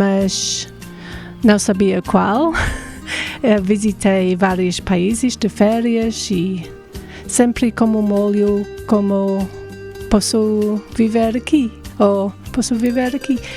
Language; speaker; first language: Portuguese; non-native, fluent; English